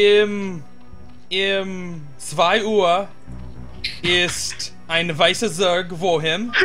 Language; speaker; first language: German; non-native, learner; English